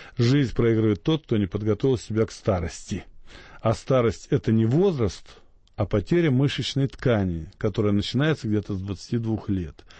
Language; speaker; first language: Russian; native; Russian